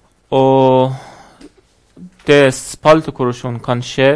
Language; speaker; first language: Norwegian; non-native, fluent; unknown